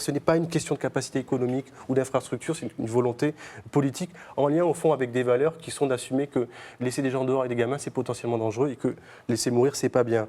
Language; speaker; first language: French; native; French